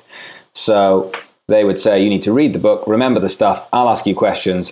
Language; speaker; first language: English; native; English